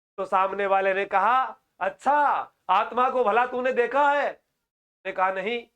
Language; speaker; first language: Hindi; native; Hindi